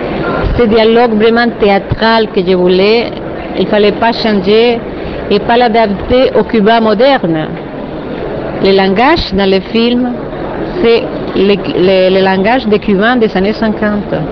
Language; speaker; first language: French; non-native, fluent; Spanish